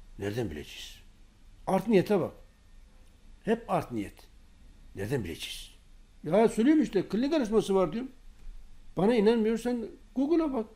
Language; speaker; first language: Turkish; native; Turkish